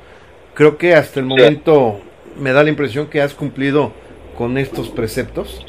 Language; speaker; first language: Spanish; native; Spanish